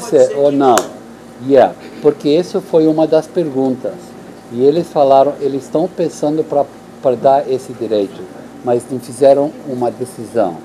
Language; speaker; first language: Portuguese; non-native, fluent; English